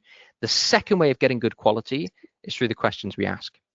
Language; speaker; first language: English; native; English